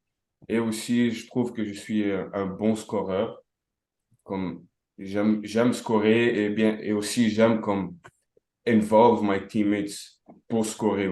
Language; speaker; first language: French; non-native, local second language; Arabic